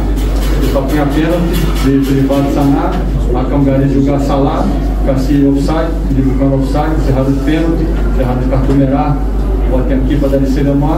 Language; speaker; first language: Indonesian; non-native, fluent; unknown